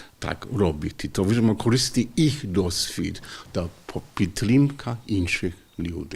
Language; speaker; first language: Ukrainian; non-native, learner; English